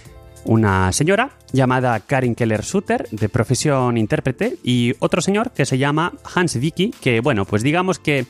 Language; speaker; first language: Spanish; native; Spanish